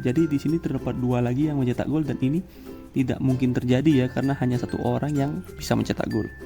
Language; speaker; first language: Indonesian; native; Indonesian